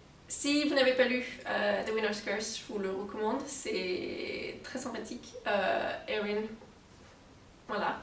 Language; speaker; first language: French; native; French